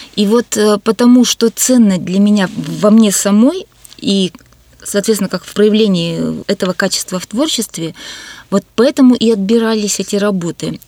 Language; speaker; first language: Russian; native; Russian